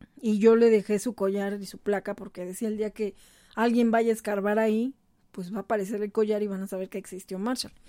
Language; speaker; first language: Spanish; native; Spanish